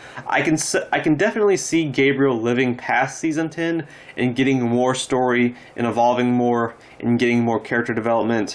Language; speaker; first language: English; native; English